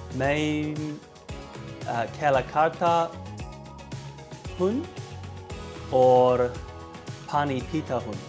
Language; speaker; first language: Hindi; non-native, learner; English